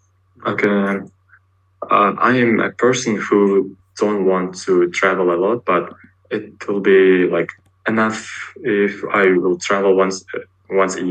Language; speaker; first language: English; non-native, learner; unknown